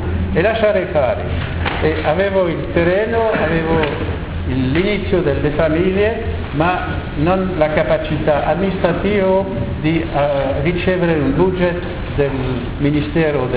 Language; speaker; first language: Italian; non-native, learner; French